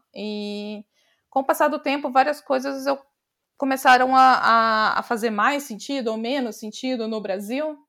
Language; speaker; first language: Portuguese; native; Portuguese